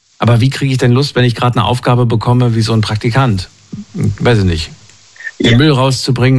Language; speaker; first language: German; native; German